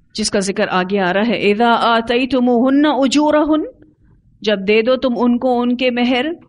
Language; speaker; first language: Urdu; native; Urdu